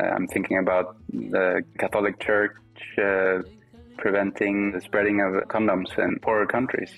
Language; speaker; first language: English; non-native, fluent; Swedish